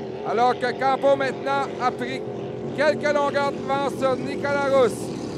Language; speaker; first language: French; native; French